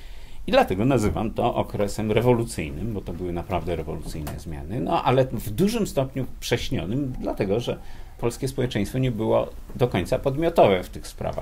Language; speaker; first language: Polish; native; Polish